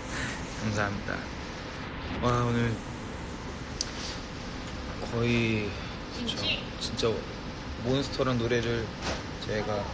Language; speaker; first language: Korean; non-native, fluent; Chinese